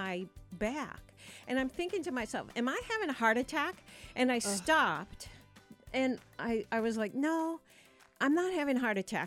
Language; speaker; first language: English; native; English